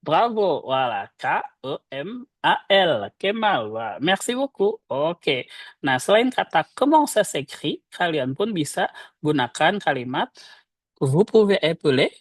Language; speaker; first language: French; non-native, fluent; Indonesian